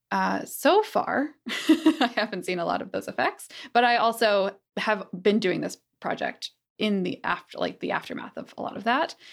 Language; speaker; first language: English; native; English